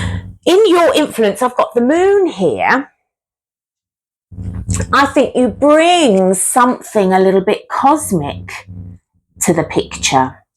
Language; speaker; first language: English; native; English